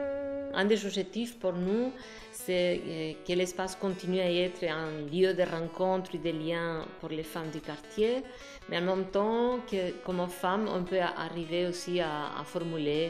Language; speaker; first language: French; non-native, fluent; Spanish